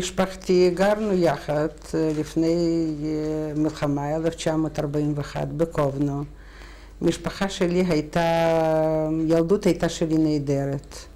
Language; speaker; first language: Hebrew; non-native, fluent; Russian